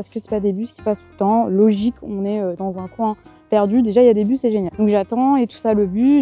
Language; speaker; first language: French; native; French